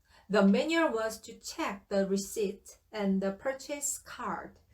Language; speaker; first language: English; non-native, fluent; Korean